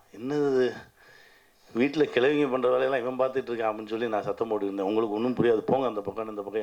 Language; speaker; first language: Tamil; native; Tamil